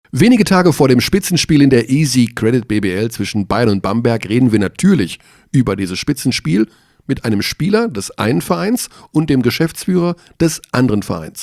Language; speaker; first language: German; native; German